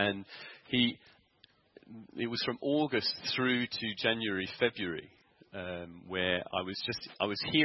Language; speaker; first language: English; native; English